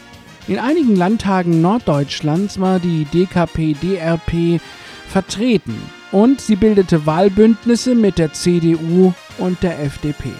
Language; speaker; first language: German; native; German